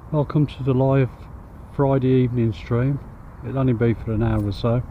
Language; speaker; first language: English; native; English